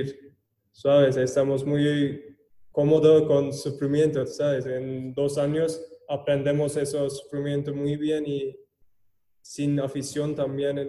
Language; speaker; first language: Spanish; non-native, learner; Turkish